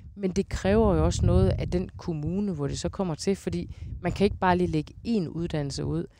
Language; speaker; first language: Danish; native; Danish